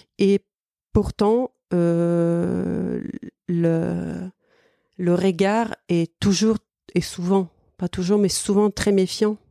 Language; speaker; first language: French; non-native, fluent; Italian